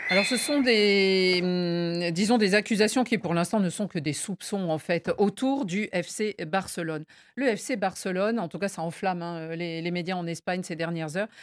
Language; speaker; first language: French; native; French